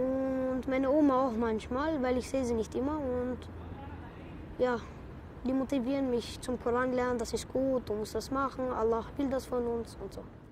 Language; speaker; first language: German; early bilingual, other home language; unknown